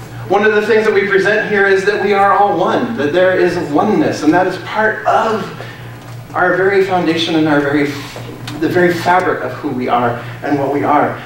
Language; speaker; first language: English; native; English